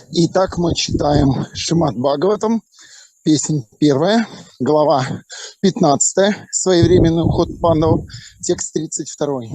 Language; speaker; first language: Russian; native; Russian